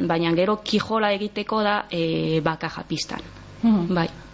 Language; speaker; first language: Basque; non-native, local second language; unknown